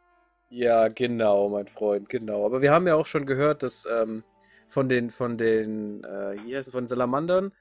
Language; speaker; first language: German; native; German